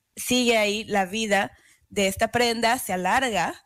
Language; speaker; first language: Spanish; native; Spanish